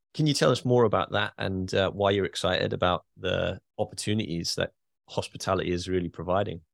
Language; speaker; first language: English; native; English